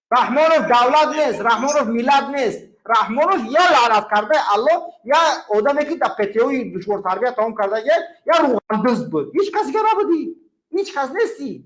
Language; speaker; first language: Tajik; native; Tajik